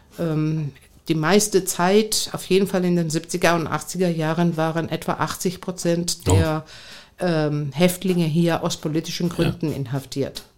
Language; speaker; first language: German; non-native, fluent; Greek